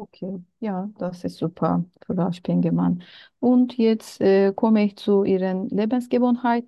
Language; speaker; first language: German; non-native, learner; Turkish